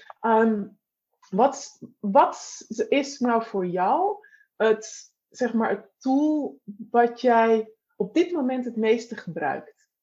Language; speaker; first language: Dutch; native; Dutch